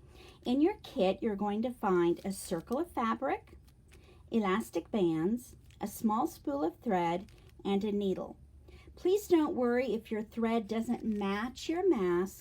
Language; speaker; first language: English; native; English